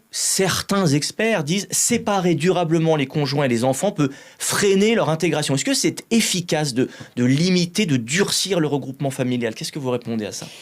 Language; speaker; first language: French; native; French